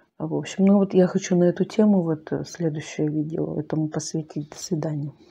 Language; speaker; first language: Russian; native; Russian